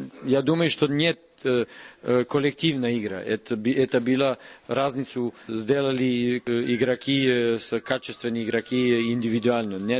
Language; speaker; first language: Russian; non-native, learner; Serbian